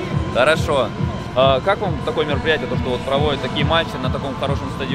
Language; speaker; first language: Russian; native; Russian